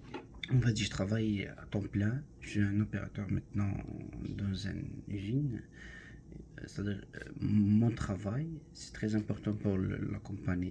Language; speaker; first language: French; non-native, learner; Arabic